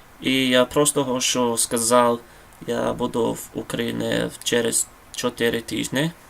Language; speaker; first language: Ukrainian; non-native, learner; English